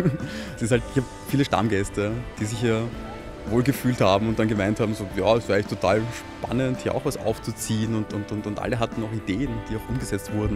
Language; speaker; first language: German; native; German